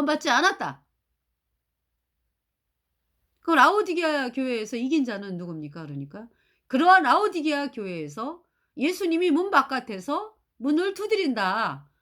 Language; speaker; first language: Korean; native; Korean